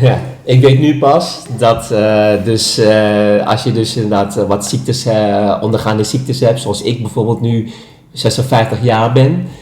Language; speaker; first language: Dutch; non-native, fluent; Indonesian